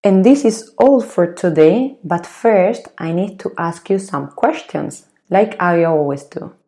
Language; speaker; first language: English; non-native, fluent; Spanish